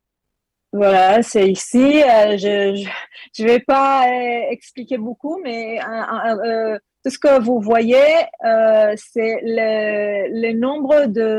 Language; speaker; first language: French; non-native, learner; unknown